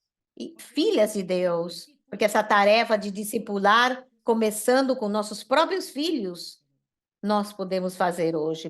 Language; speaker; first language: Portuguese; non-native, fluent; Spanish